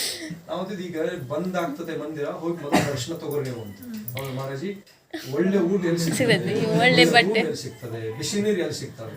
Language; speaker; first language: Kannada; native; Kannada